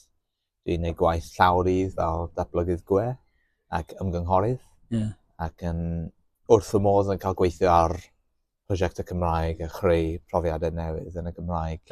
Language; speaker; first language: Welsh; non-native, local second language; English